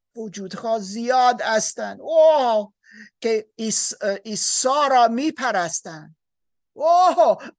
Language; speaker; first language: Persian; non-native, learner; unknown